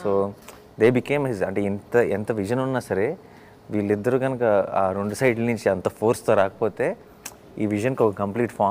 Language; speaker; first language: Telugu; native; Telugu